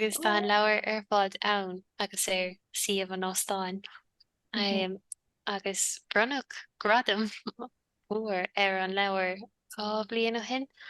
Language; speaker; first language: Irish; native; Irish